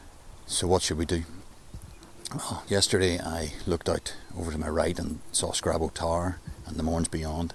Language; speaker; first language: English; native; English